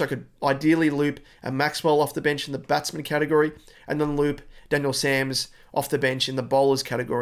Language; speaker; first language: English; native; English